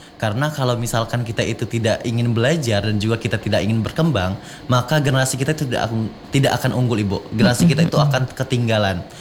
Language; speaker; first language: Indonesian; non-native, local second language; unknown